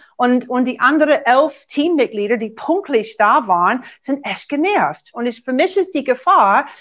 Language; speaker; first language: German; non-native, fluent; English